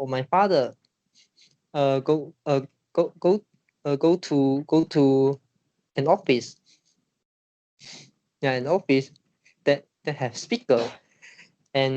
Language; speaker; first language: English; non-native, learner; Chinese